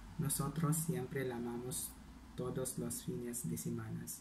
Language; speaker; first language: Spanish; non-native, learner; Filipino